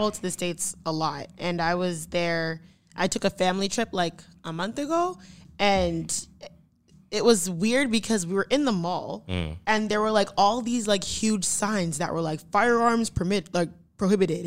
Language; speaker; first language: English; native; English